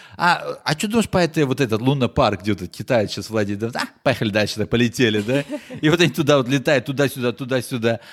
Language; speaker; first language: Russian; early bilingual, heritage; Russian